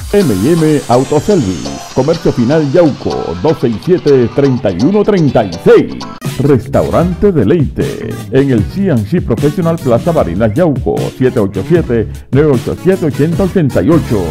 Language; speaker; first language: Spanish; native; Spanish